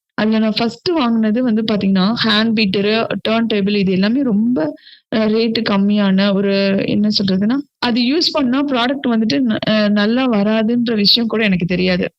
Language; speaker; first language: Tamil; native; Tamil